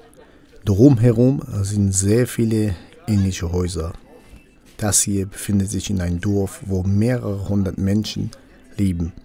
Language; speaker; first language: German; non-native, local second language; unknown